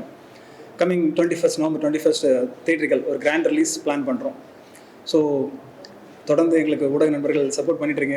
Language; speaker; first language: Tamil; native; Tamil